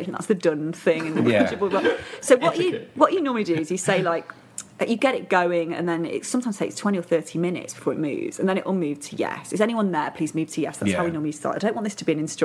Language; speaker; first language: English; native; English